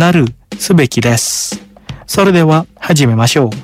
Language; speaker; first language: Japanese; non-native, fluent; Indonesian